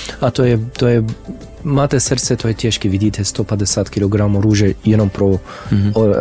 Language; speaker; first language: Czech; non-native, learner; Arabic